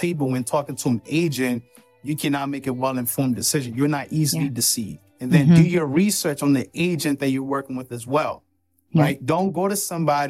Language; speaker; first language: English; non-native, local second language; Yoruba